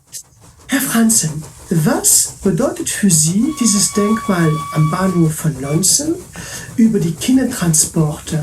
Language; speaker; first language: German; non-native, local second language; French